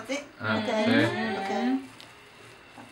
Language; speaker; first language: Italian; non-native, learner; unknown